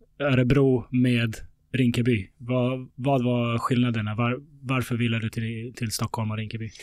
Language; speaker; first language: Swedish; early bilingual, other home language; Bosnian